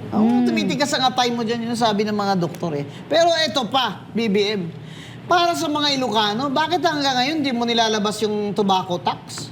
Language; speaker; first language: Filipino; non-native, local second language; Hiligaynon